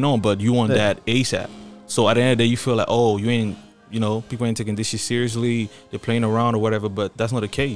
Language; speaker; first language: English; non-native, local second language; French